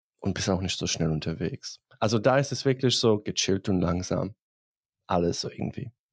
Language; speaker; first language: German; non-native, fluent; Bosnian